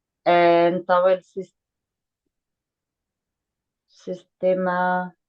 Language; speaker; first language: Portuguese; non-native, fluent; Spanish